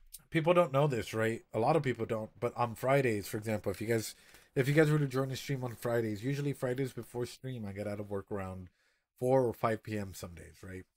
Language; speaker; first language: English; early bilingual, other home language; Spanish